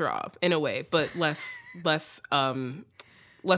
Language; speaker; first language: English; native; English